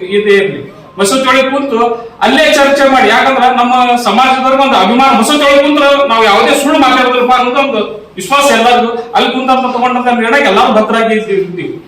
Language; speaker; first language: Kannada; non-native, local second language; Urdu